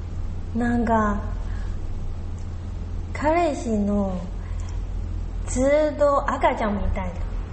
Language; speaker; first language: Japanese; non-native, learner; Chinese